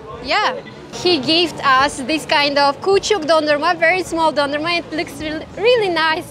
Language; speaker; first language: English; non-native, fluent; Kazakh